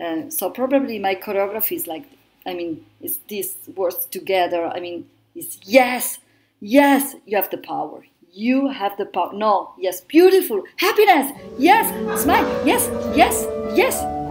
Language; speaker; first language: English; non-native, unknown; Italian